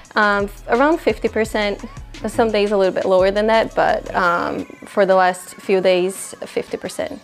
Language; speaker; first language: English; non-native, fluent; Portuguese